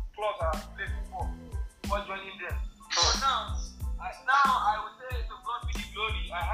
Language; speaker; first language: English; non-native, local second language; Yoruba